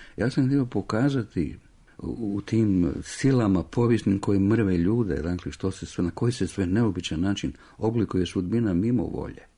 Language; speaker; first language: Croatian; native; Croatian